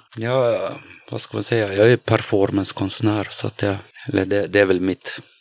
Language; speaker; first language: Swedish; native; Swedish